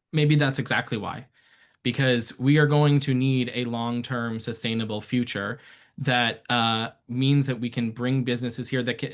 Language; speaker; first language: English; early bilingual, other home language; Persian